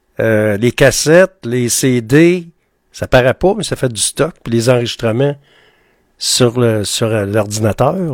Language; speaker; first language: French; native; French